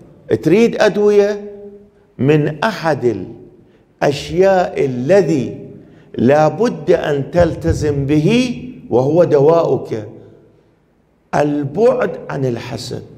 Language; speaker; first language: Arabic; non-native, fluent; Persian